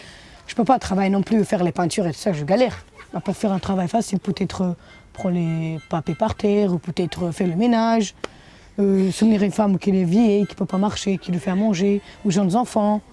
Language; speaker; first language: French; non-native, fluent; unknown